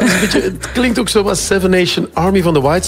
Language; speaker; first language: Dutch; native; Dutch